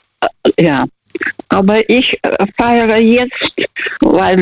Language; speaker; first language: German; early bilingual, heritage; Russian